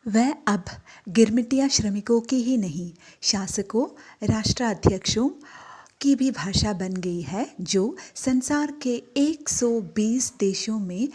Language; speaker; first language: Hindi; non-native, local second language; Malayalam